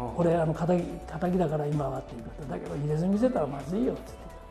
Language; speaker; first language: Japanese; native; Japanese